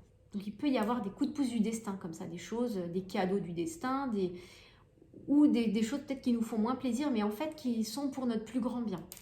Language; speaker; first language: French; native; French